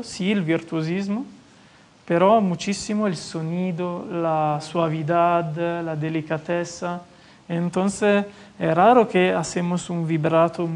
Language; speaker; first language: Spanish; non-native, fluent; Italian